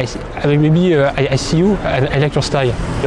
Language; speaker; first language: English; non-native, learner; French